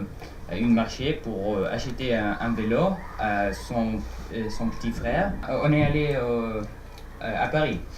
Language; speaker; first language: French; non-native, learner; Arabic